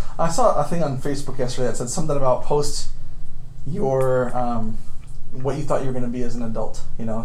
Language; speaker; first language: English; native; English